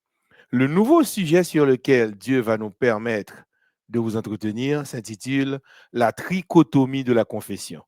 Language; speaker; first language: French; non-native, local second language; Haitian Creole